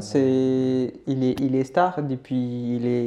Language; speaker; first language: French; non-native, learner; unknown